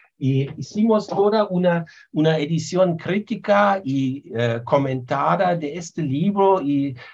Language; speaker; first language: Spanish; non-native, fluent; German